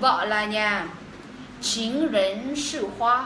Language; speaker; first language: Chinese; non-native, fluent; Vietnamese